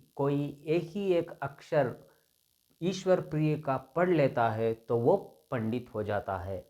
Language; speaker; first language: Hindi; non-native, local second language; Kannada